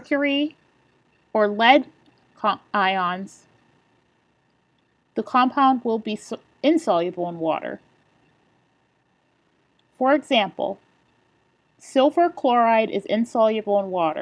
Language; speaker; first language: English; native; English